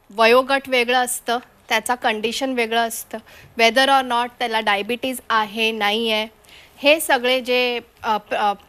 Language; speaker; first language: Marathi; non-native, local second language; Konkani